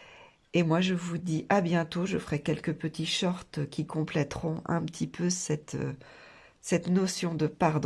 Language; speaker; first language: French; native; French